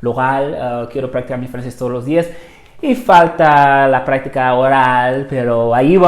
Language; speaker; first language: Spanish; non-native, fluent; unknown